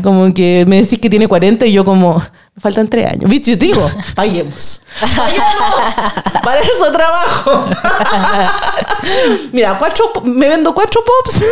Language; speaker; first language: Spanish; native; Spanish